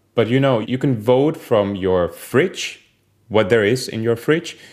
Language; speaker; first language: English; non-native, fluent; Spanish